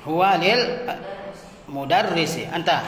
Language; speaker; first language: Arabic; non-native, fluent; Indonesian